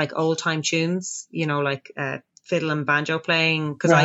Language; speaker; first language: English; native; English